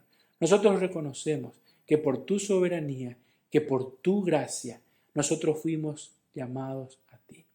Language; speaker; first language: Spanish; native; Spanish